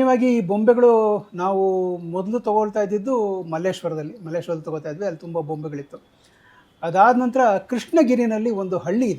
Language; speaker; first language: Kannada; native; Kannada